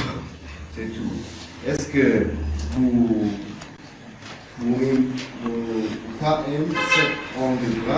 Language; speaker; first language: French; non-native, learner; German